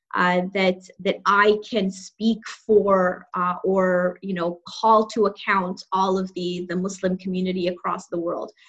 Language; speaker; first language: English; non-native, local second language; Urdu